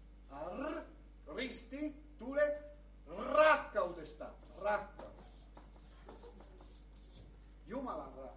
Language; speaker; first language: Finnish; non-native, learner; Italian